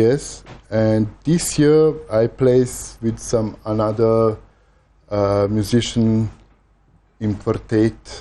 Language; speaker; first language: English; non-native, learner; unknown